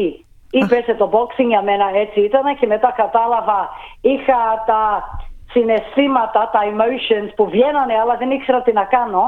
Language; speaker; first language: Greek; early bilingual, heritage; Greek